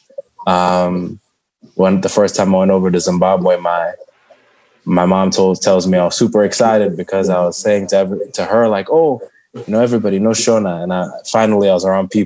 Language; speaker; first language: English; early bilingual, other home language; Shona